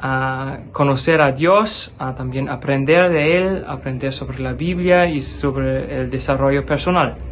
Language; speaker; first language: Spanish; non-native, fluent; German